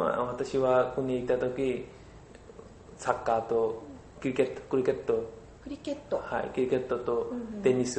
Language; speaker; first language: Japanese; non-native, learner; Bangla